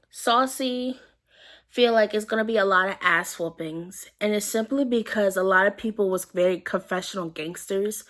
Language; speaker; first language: English; native; English